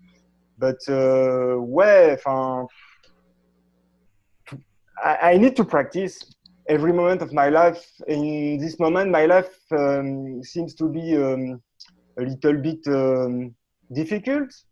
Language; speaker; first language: English; non-native, learner; French